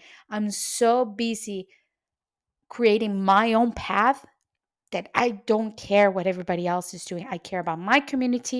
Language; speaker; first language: English; non-native, fluent; Spanish